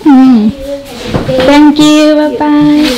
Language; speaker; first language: English; non-native, learner; Thai